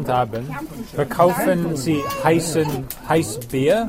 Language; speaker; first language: German; non-native, learner; Czech